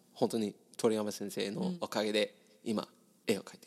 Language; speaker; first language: Japanese; non-native, learner; English